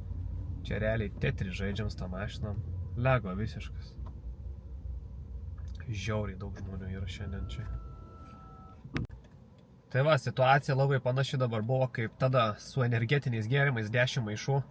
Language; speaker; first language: Lithuanian; native; Lithuanian